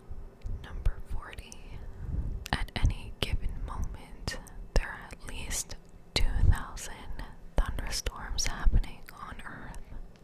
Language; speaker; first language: English; native; English